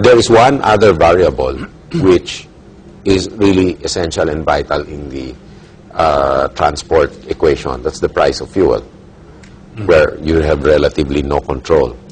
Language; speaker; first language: English; non-native, local second language; Filipino